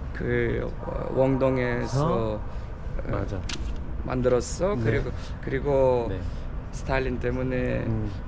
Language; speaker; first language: Korean; early bilingual, heritage; Korean